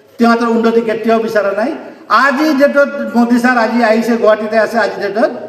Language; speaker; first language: Assamese; non-native, local second language; Nepali